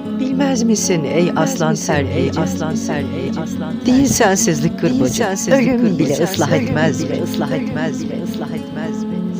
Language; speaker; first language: Turkish; native; Turkish